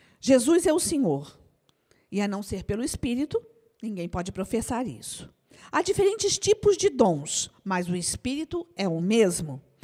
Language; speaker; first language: Portuguese; native; Portuguese